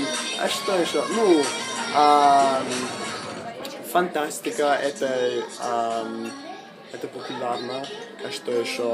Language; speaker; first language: Russian; non-native, fluent; English